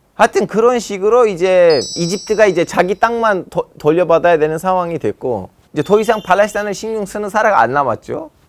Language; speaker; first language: Korean; non-native, fluent; Turkish